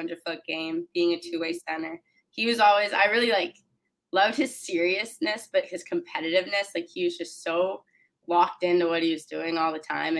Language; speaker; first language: English; native; English